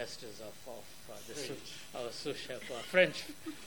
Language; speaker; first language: English; native; English